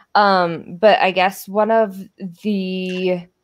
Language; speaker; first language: English; native; English